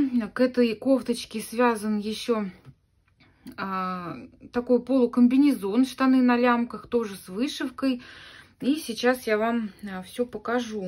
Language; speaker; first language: Russian; native; Russian